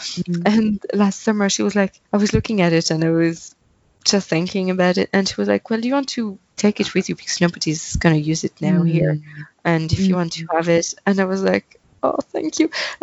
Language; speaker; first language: English; non-native, fluent; French